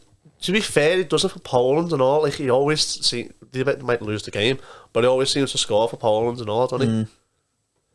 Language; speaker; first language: English; native; English